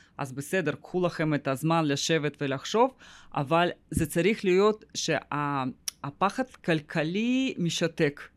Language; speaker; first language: Hebrew; non-native, fluent; Russian